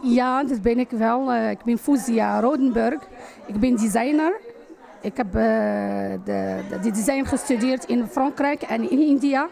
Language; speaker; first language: Dutch; non-native, fluent; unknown